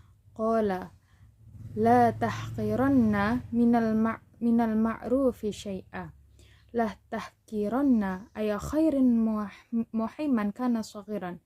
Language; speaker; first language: Arabic; non-native, learner; Indonesian